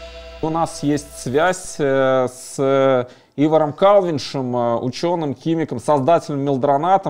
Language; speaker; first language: Russian; native; Russian